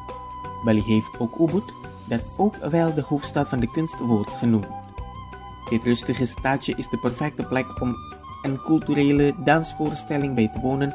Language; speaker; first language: Dutch; non-native, fluent; Indonesian